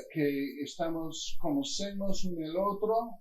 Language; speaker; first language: Spanish; non-native, learner; English